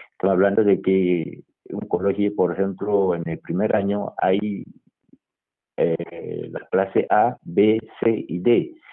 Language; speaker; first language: Spanish; non-native, fluent; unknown